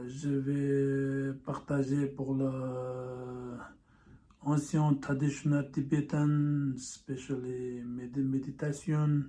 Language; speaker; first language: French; non-native, learner; Tibetan